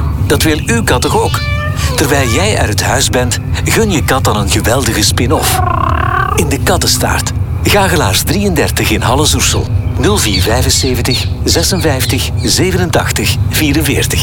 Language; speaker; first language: Dutch; native; Dutch